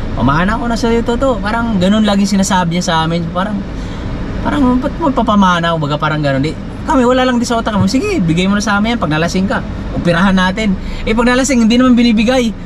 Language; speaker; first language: Filipino; non-native, local second language; Cebuano